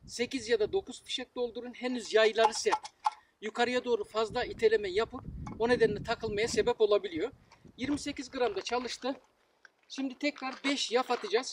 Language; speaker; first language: Turkish; native; Turkish